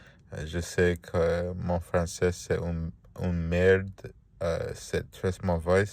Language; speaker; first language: French; non-native, learner; Spanish